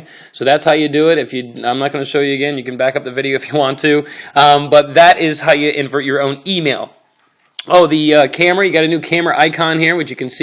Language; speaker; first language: English; native; English